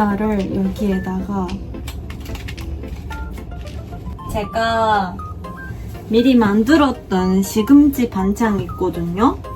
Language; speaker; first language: Korean; non-native, fluent; Japanese